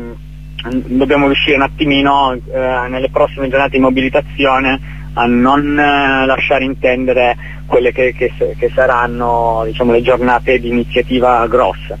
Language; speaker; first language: Italian; native; Italian